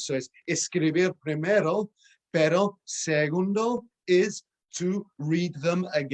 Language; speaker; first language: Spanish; non-native, fluent; English